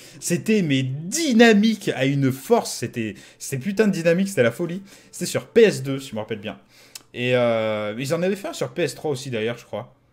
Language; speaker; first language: French; native; French